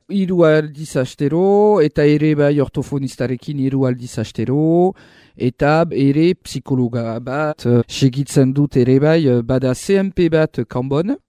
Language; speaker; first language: Basque; non-native, local second language; French